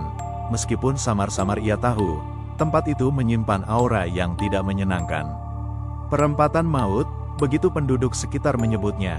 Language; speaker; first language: Indonesian; native; Indonesian